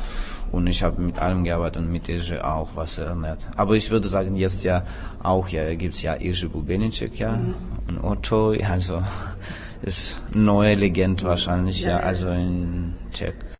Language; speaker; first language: German; non-native, fluent; Russian